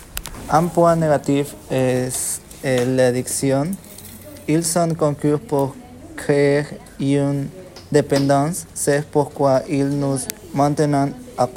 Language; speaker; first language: French; non-native, learner; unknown